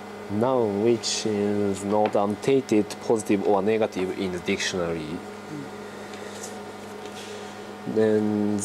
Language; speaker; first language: English; non-native, learner; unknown